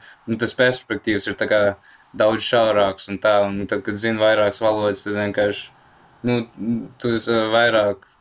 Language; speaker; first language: Latvian; early bilingual, heritage; Latvian